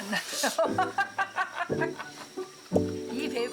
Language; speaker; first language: Korean; native; Korean